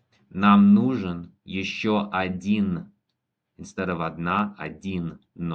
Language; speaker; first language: Russian; non-native, fluent; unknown